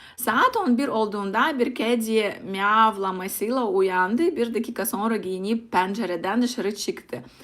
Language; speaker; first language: Turkish; non-native, learner; Russian